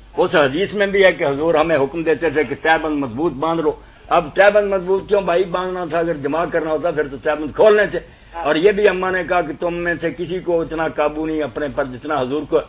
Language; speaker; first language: Urdu; non-native, local second language; Punjabi